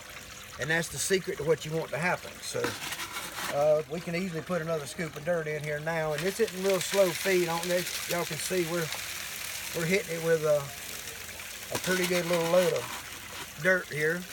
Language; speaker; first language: English; native; English